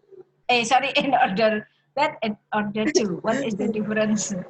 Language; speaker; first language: English; non-native, learner; Indonesian